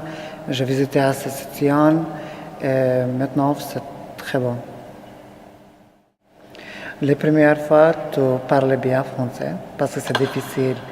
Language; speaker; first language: French; non-native, learner; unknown